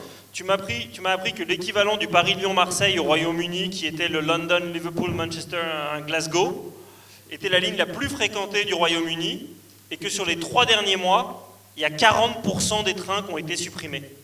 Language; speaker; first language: French; native; French